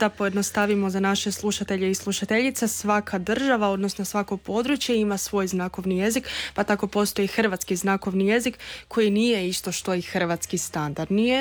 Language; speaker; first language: Croatian; native; Croatian